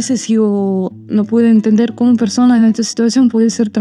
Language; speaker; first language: Spanish; non-native, learner; Armenian